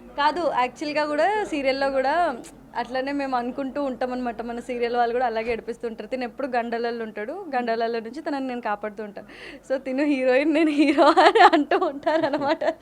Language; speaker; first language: Telugu; native; Telugu